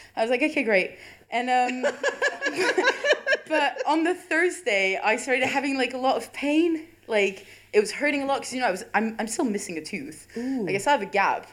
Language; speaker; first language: English; non-native, fluent; French